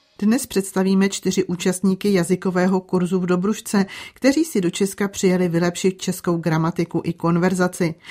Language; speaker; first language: Czech; native; Czech